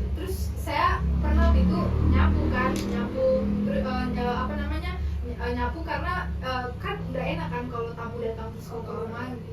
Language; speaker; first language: Indonesian; native; Indonesian